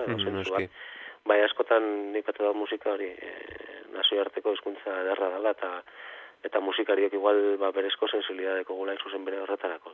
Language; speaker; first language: Basque; native; Basque